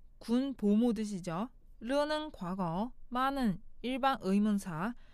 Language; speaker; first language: Korean; non-native, fluent; Chinese